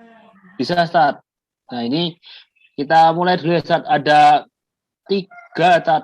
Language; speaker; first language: Indonesian; native; Indonesian